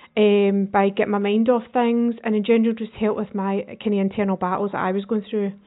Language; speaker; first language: English; native; English